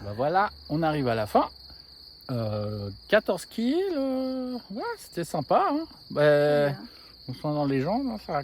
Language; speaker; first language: French; native; French